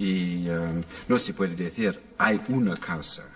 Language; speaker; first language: Spanish; non-native, fluent; English